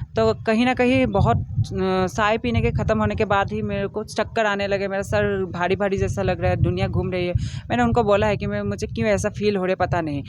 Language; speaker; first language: Hindi; non-native, local second language; Assamese